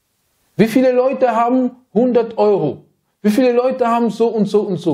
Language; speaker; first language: German; non-native, fluent; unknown